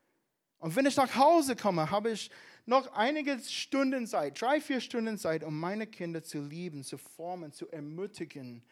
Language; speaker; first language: German; non-native, fluent; English